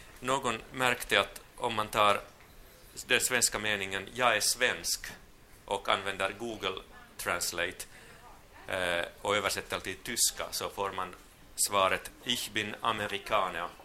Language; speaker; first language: Swedish; non-native, local second language; Finnish